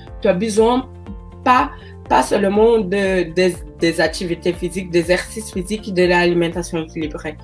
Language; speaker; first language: French; non-native, learner; Portuguese